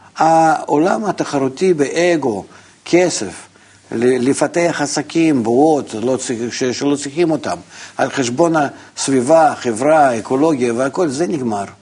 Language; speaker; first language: Hebrew; non-native, fluent; Russian